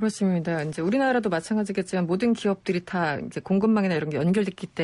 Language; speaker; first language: Korean; native; Korean